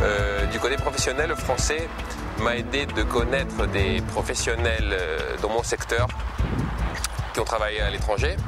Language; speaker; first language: French; non-native, fluent; Greek